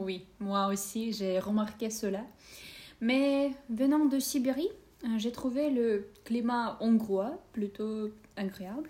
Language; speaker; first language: French; non-native, fluent; Russian